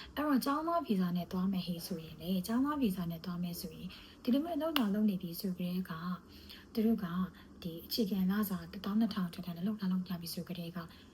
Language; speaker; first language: Burmese; native; Burmese